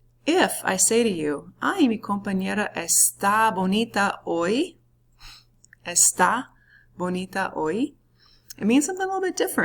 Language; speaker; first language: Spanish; non-native, fluent; English